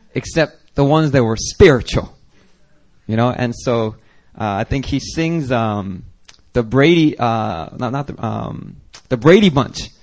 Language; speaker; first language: English; native; English